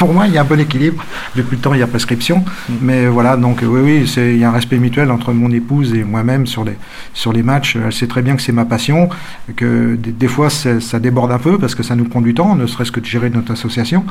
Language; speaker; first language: French; native; French